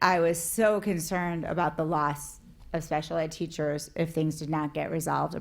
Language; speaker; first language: English; native; English